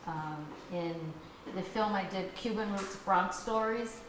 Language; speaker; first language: English; native; English